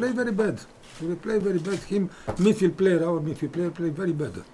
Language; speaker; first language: English; non-native, fluent; Romanian